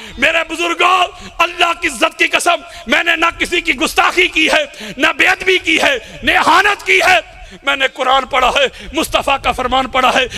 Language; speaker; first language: Urdu; non-native, local second language; Punjabi